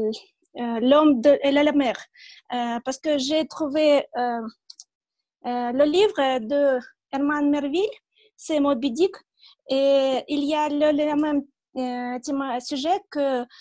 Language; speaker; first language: French; non-native, learner; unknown